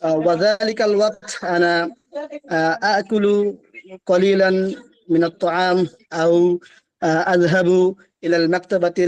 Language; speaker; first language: Arabic; non-native, learner; Bangla